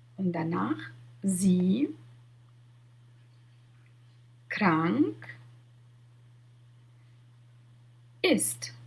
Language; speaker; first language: German; non-native, fluent; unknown